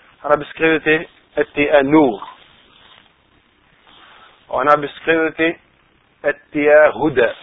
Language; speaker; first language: Danish; non-native, fluent; Arabic